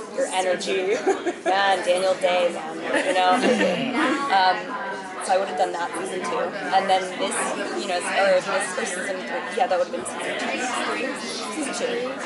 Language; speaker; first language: English; native; English